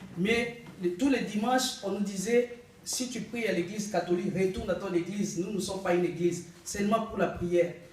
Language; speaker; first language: French; non-native, local second language; Lingala